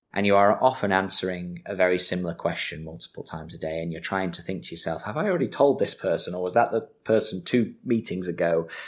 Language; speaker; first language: English; native; English